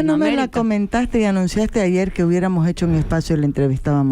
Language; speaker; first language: Spanish; native; Spanish